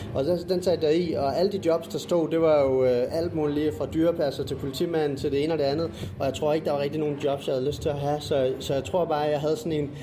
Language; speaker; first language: Danish; native; Danish